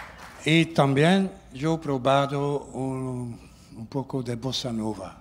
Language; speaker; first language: Spanish; non-native, learner; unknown